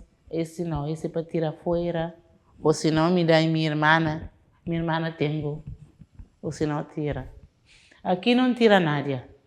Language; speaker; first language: Portuguese; non-native, learner; Kabuverdianu